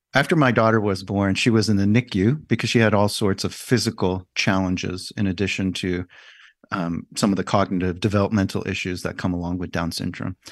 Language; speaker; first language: English; native; English